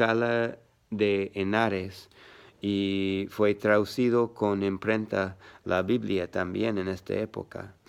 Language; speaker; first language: Spanish; non-native, learner; English